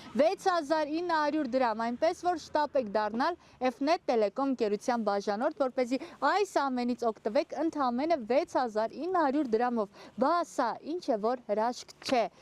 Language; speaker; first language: Armenian; native; Armenian